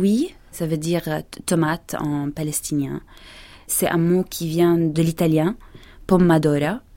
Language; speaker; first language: French; non-native, fluent; Arabic